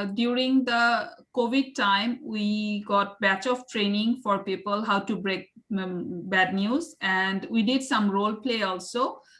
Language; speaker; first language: English; non-native, local second language; Bangla